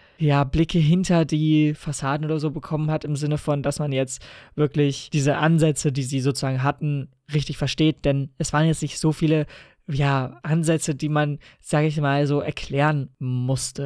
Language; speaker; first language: German; native; German